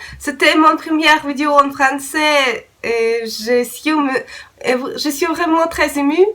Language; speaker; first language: French; non-native, learner; Russian